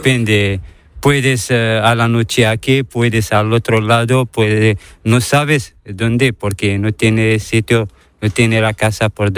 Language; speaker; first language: Spanish; non-native, learner; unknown